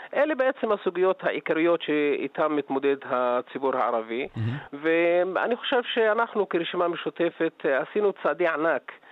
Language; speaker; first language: Hebrew; non-native, local second language; Arabic